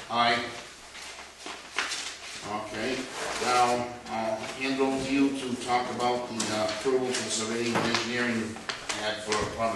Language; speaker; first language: English; native; English